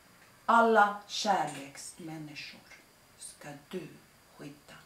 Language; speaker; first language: Swedish; non-native, fluent; Latvian